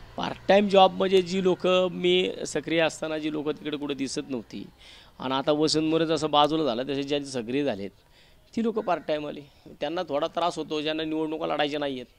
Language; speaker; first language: Marathi; native; Marathi